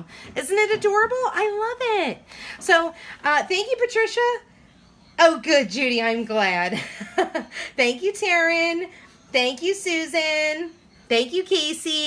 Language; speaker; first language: English; native; English